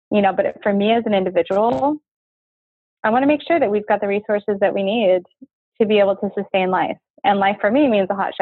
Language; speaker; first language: English; native; English